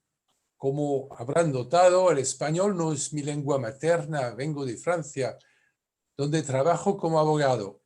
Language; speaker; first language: Spanish; non-native, fluent; French